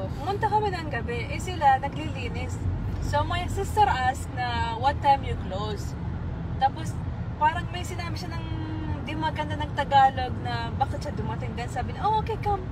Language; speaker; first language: Filipino; early bilingual, heritage; Filipino